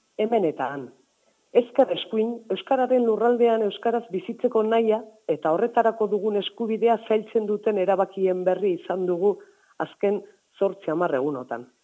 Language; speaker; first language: Basque; native; Basque